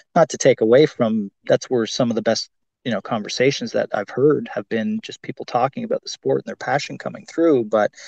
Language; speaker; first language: English; native; English